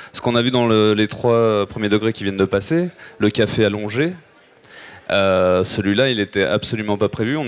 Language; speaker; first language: French; native; French